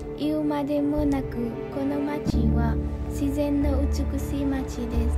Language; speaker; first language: Japanese; non-native, learner; Nepali